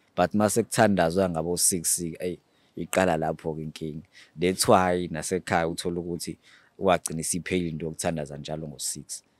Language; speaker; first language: Zulu; native; Zulu